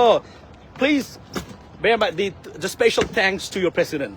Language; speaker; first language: English; non-native, local second language; Bangla